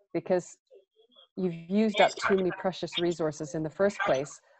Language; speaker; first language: English; native; English